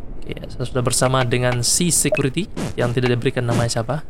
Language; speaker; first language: Indonesian; native; Indonesian